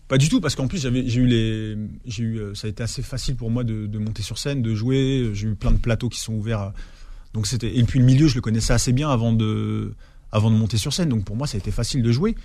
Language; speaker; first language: French; native; French